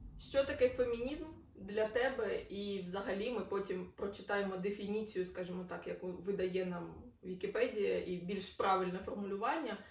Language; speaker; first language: Ukrainian; non-native, local second language; Russian